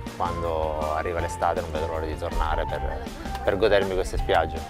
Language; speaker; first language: Italian; native; Italian